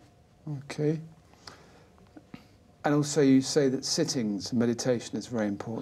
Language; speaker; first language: English; native; English